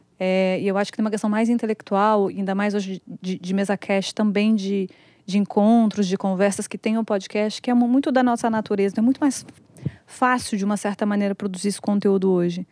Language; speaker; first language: Portuguese; native; Portuguese